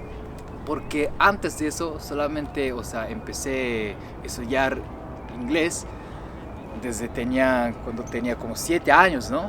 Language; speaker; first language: Spanish; non-native, fluent; Japanese